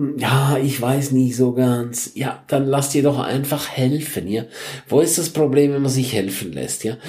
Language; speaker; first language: German; non-native, local second language; Romansh